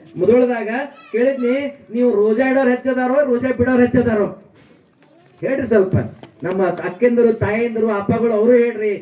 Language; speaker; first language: Kannada; non-native, local second language; Urdu